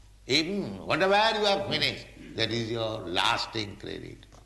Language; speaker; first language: English; non-native, local second language; Bangla